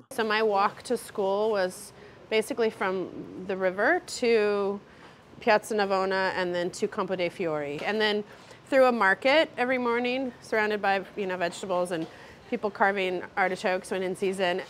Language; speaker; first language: English; native; English